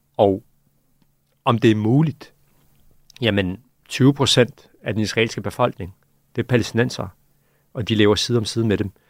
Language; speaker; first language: Danish; early bilingual, other home language; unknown